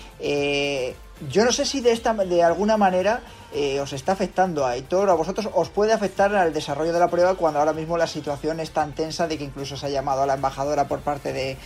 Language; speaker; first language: Spanish; native; Spanish